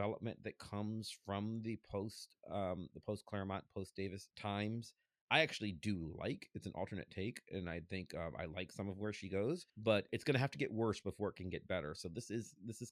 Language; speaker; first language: English; native; English